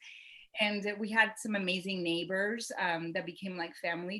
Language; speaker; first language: English; non-native, fluent; Spanish